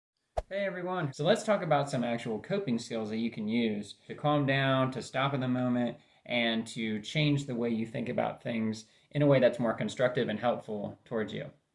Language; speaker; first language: English; native; English